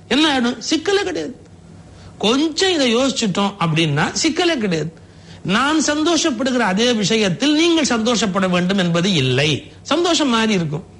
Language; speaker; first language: Tamil; native; Tamil